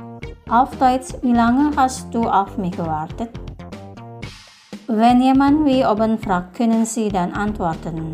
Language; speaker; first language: German; non-native, fluent; Indonesian